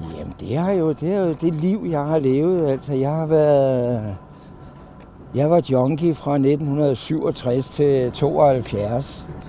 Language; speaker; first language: Danish; native; Danish